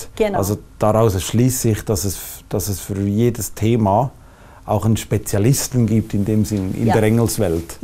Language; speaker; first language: German; native; German